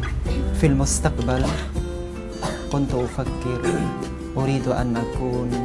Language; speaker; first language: Arabic; non-native, learner; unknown